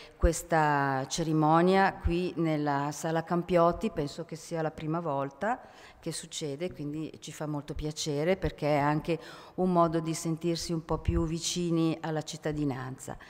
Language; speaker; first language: Italian; native; Italian